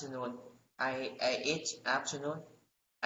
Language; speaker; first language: English; non-native, learner; Vietnamese